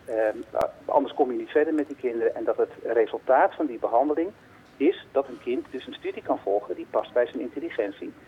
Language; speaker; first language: Dutch; native; Dutch